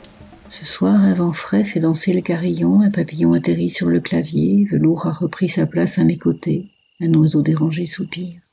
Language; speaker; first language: French; native; French